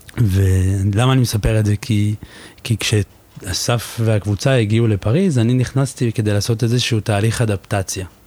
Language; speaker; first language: Hebrew; native; Hebrew